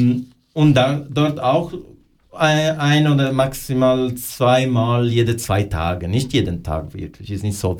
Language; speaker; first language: German; non-native, fluent; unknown